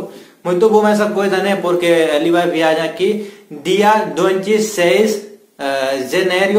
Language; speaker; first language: Portuguese; non-native, learner; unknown